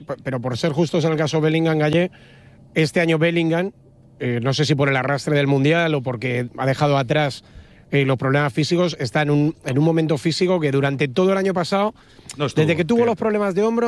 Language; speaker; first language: Spanish; native; Spanish